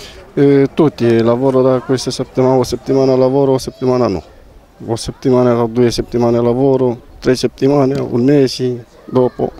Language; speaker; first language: Italian; non-native, learner; Romanian